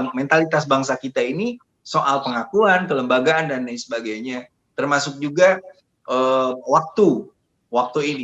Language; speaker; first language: Indonesian; native; Indonesian